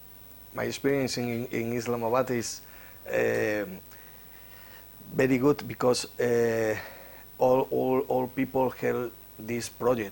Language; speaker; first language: English; non-native, learner; Spanish